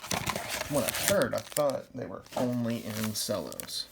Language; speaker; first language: English; native; English